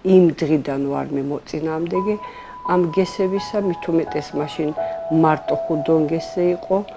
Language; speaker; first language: Georgian; non-native, local second language; Svan